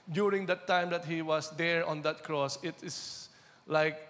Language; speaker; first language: English; non-native, local second language; Filipino